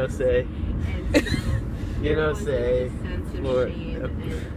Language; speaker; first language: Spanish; non-native, learner; English